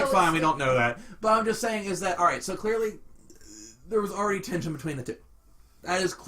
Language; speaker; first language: English; native; English